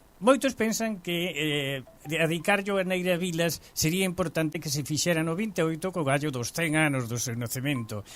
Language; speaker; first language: Galician; early bilingual, heritage; Galician